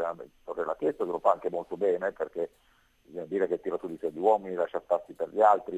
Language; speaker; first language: Italian; native; Italian